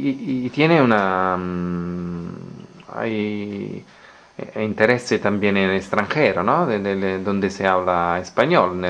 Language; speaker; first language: Spanish; non-native, learner; Italian